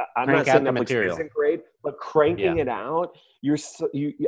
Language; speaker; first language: English; native; English